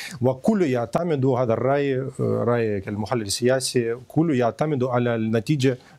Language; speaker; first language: Arabic; non-native, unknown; Ukrainian